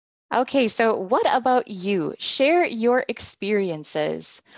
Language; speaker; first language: English; native; English